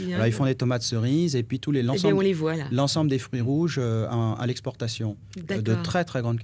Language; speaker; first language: French; native; French